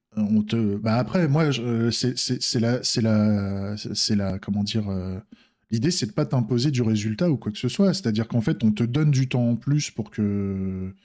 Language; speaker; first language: French; native; French